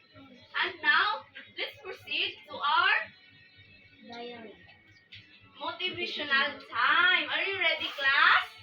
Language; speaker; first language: English; non-native, local second language; Cebuano